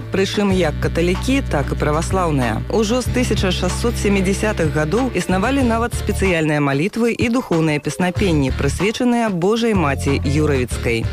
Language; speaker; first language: Belarusian; non-native, local second language; Russian